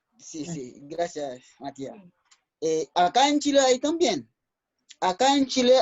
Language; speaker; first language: Spanish; non-native, learner; Haitian Creole